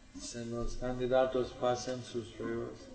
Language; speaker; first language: Spanish; non-native, learner; English